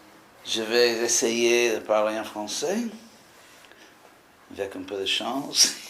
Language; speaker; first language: French; non-native, fluent; English